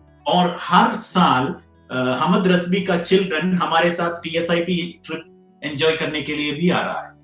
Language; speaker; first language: Hindi; non-native, local second language; Malayalam